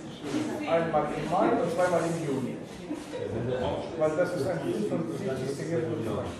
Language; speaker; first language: German; non-native, fluent; Russian